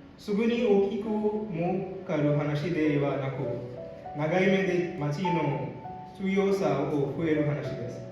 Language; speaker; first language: Japanese; non-native, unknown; Hindi